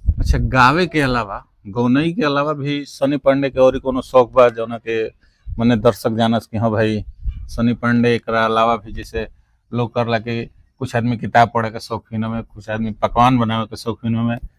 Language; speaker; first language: Bhojpuri; native; Bhojpuri